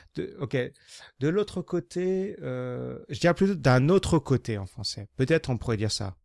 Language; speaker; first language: French; native; French